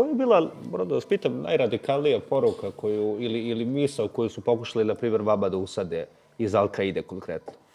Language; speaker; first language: Bosnian; native; Bosnian